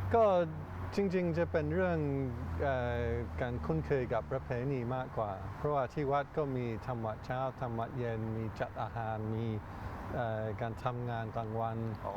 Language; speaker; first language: Thai; non-native, fluent; English